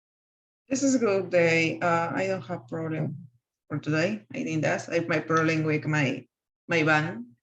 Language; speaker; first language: English; non-native, learner; Spanish